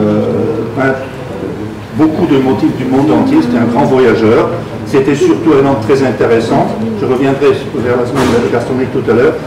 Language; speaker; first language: French; non-native, fluent; German